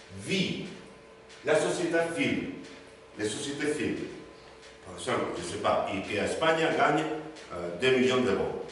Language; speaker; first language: French; non-native, learner; Spanish